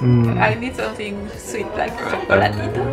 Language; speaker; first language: English; non-native, learner; Spanish